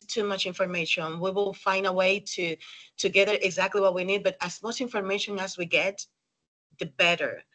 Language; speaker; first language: English; non-native, fluent; Spanish